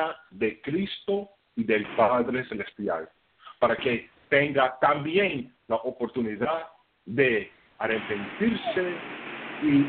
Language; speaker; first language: Spanish; non-native, fluent; English